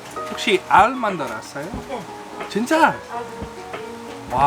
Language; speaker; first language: Korean; non-native, learner; English